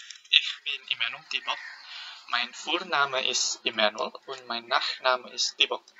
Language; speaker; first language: German; non-native, learner; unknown